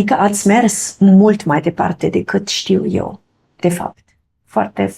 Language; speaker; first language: Romanian; non-native, fluent; German